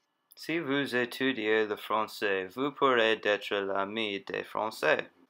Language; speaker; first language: French; non-native, learner; English